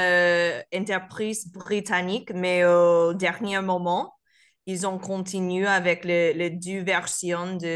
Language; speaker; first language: French; non-native, learner; Spanish